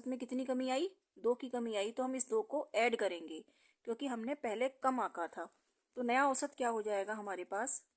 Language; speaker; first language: Hindi; native; Hindi